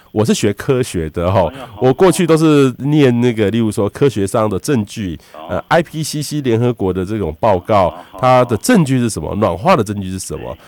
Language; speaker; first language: Chinese; native; Chinese